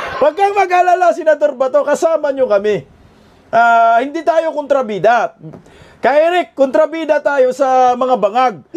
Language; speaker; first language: Filipino; non-native, local second language; Cebuano